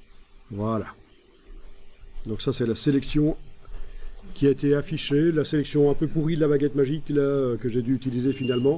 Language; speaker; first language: French; native; French